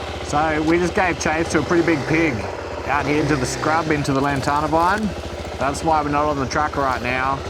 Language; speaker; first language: English; native; English